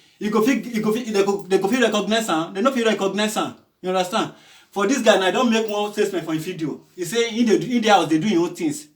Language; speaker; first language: Nigerian Pidgin; non-native, local second language; Yoruba